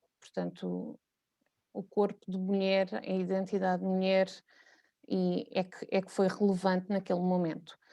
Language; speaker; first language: Portuguese; native; Portuguese